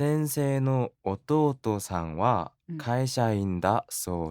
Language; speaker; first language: Japanese; non-native, learner; Korean